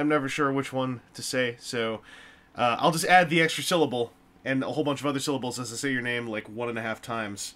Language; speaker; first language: English; native; English